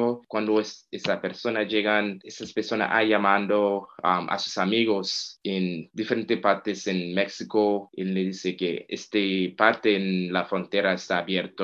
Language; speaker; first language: Spanish; non-native, fluent; Haitian Creole